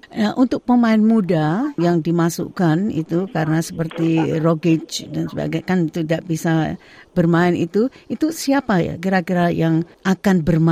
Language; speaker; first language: Indonesian; native; Indonesian